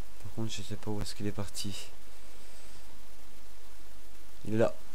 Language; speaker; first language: French; native; French